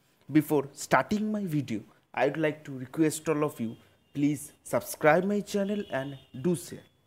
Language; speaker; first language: English; non-native, local second language; Bangla